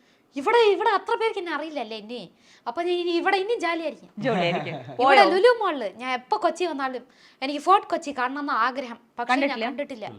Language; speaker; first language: Malayalam; non-native, local second language; Tamil